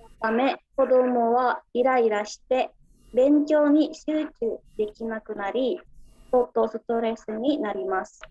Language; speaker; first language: Japanese; non-native, learner; Indonesian